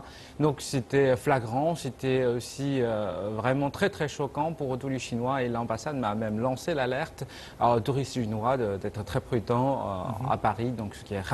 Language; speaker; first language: French; non-native, fluent; Chinese